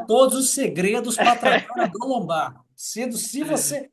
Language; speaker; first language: Portuguese; native; Portuguese